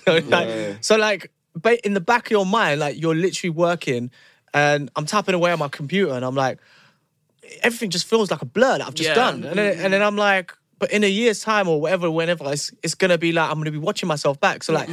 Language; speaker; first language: English; native; English